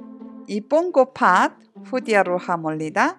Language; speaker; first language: Spanish; non-native, learner; Korean